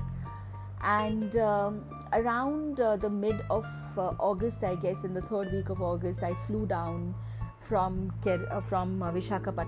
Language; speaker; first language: English; non-native, local second language; Malayalam